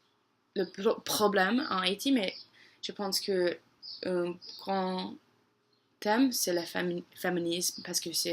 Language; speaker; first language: French; non-native, learner; English